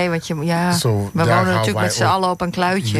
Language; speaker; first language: Dutch; native; Dutch